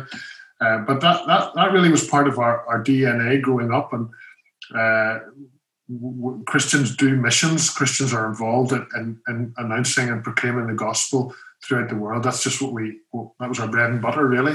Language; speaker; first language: English; native; English